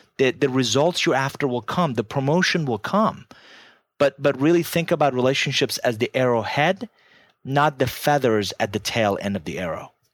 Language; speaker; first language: English; non-native, fluent; Persian